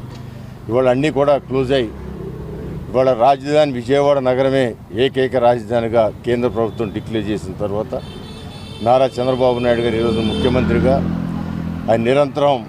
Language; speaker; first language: Telugu; native; Telugu